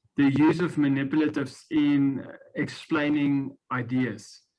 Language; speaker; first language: English; non-native, local second language; Afrikaans